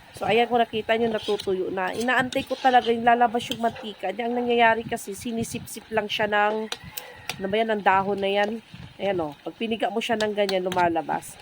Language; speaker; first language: Filipino; non-native, local second language; Cebuano